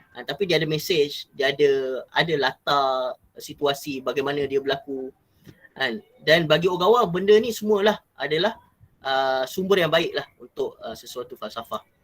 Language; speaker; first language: Malay; native; Malay